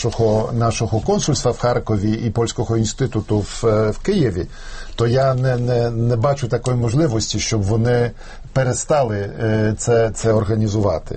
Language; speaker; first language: Ukrainian; non-native, fluent; Polish